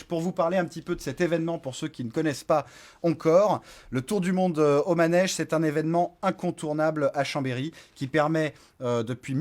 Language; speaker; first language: French; native; French